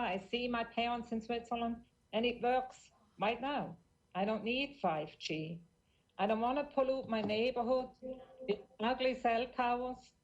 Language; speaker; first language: English; non-native, fluent; German